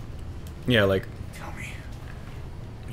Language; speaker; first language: English; native; English